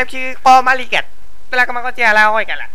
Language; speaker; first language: Finnish; non-native, learner; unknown